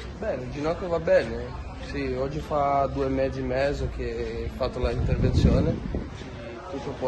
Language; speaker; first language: Italian; non-native, learner; Portuguese